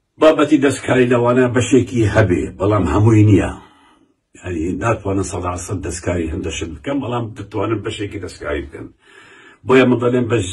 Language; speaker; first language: Central Kurdish; non-native, local second language; Kurdish